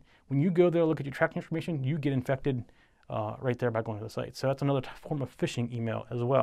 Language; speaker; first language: English; native; English